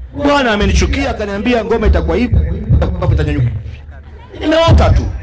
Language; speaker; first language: Swahili; native; Swahili